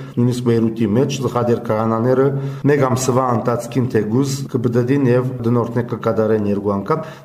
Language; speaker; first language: Armenian; native; Armenian